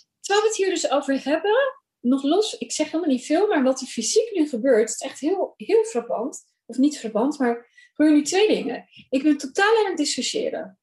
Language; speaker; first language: Dutch; early bilingual, other home language; Urdu